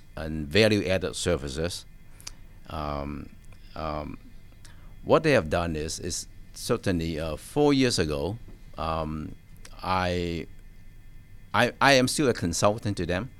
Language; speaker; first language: English; non-native, local second language; Cantonese